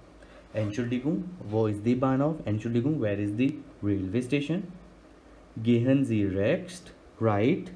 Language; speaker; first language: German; non-native, learner; Hindi